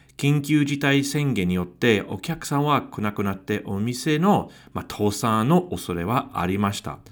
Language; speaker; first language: Japanese; non-native, fluent; English